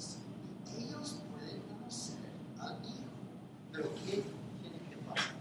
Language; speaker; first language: Spanish; non-native, fluent; English